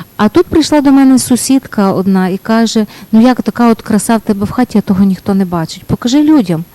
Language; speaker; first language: Ukrainian; native; Ukrainian